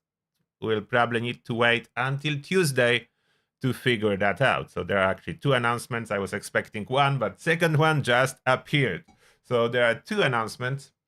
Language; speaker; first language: English; non-native, fluent; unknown